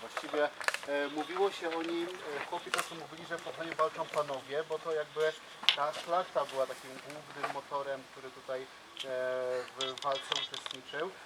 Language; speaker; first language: Polish; native; Polish